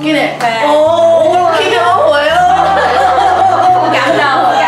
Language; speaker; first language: Vietnamese; non-native, learner; Chinese